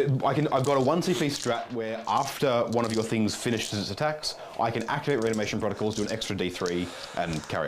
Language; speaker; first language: English; native; English